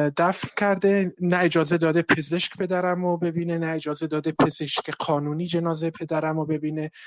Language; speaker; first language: Persian; non-native, local second language; Kurdish